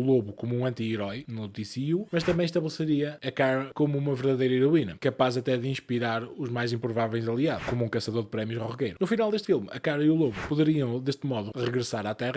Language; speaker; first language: Portuguese; native; Portuguese